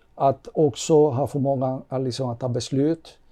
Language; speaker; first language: Swedish; non-native, fluent; Spanish